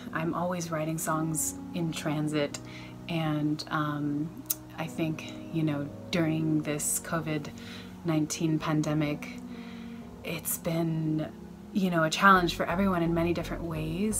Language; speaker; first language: English; native; English